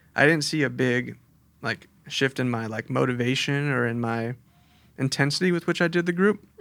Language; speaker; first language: English; native; English